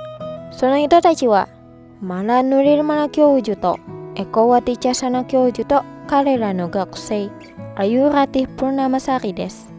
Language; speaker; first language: Japanese; non-native, fluent; Indonesian